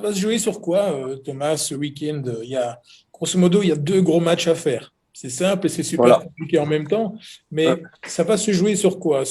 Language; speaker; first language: French; native; French